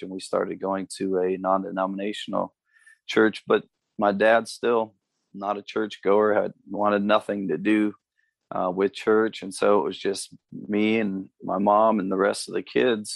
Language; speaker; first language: English; native; English